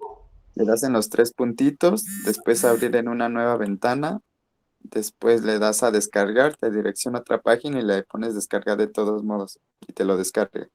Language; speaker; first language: Spanish; native; Spanish